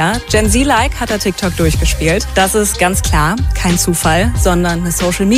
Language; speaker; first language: German; native; German